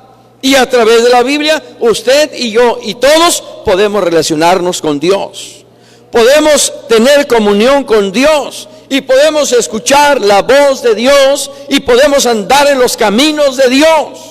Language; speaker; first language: Spanish; native; Spanish